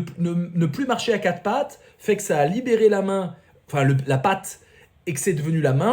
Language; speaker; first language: French; native; French